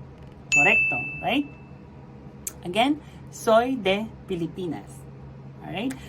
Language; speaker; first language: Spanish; non-native, fluent; Filipino